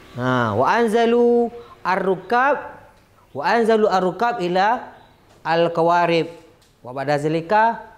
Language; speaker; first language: Arabic; non-native, fluent; Indonesian